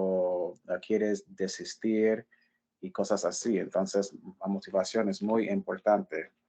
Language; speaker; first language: Spanish; non-native, learner; English